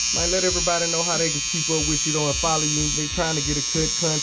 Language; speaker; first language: English; native; English